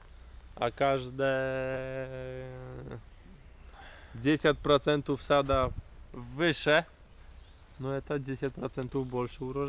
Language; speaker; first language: Russian; non-native, fluent; Polish